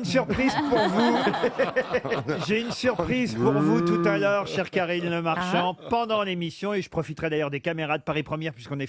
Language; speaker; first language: French; native; French